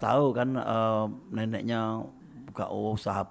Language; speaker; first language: Indonesian; native; Indonesian